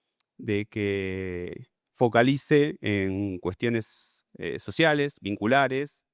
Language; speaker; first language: Spanish; native; Spanish